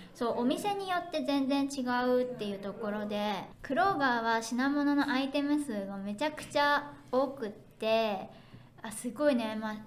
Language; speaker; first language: Japanese; native; Japanese